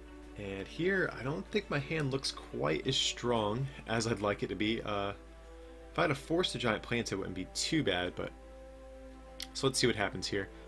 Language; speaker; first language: English; native; English